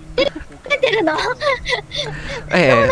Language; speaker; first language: Japanese; non-native, learner; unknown